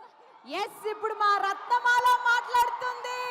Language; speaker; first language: Telugu; native; Telugu